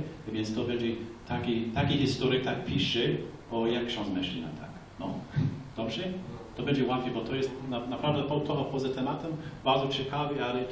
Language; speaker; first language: Polish; non-native, fluent; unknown